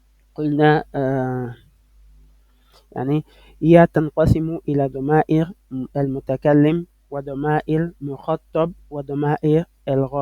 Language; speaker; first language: Arabic; non-native, fluent; French